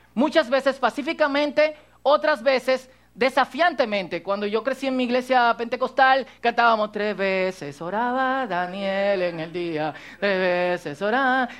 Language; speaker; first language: Spanish; native; Spanish